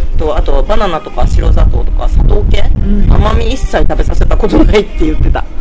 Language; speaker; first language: Japanese; native; Japanese